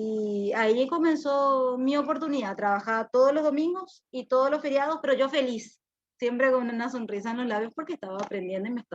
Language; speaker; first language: Spanish; native; Spanish